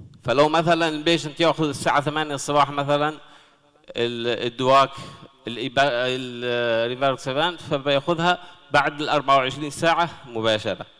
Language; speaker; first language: Arabic; native; Arabic